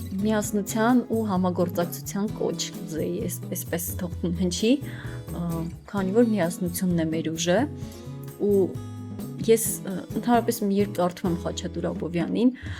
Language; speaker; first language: Armenian; non-native, local second language; Kurdish